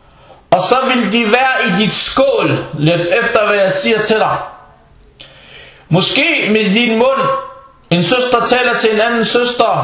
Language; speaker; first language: Danish; early bilingual, other home language; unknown